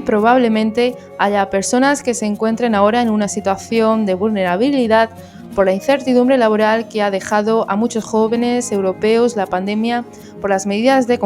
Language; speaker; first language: Spanish; native; Spanish